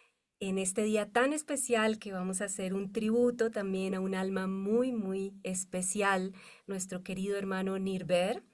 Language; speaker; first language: Spanish; native; Spanish